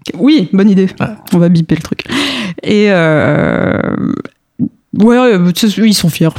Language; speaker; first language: French; early bilingual, other home language; Spanish